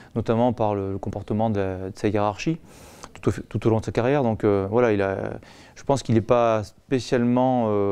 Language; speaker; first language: French; native; French